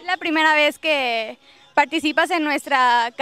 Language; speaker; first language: Spanish; native; Spanish